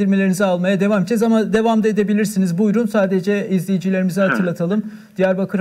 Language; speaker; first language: Turkish; native; Turkish